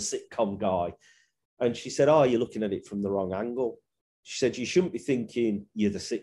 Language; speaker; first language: English; native; English